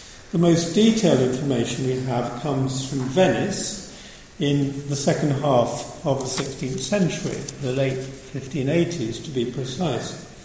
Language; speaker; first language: English; native; English